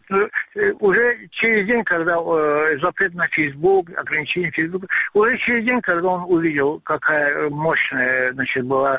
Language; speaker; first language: Russian; non-native, local second language; Azerbaijani